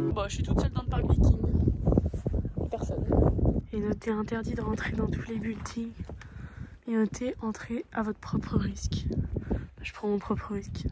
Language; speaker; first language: French; native; French